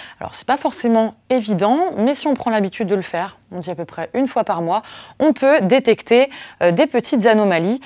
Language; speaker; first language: French; native; French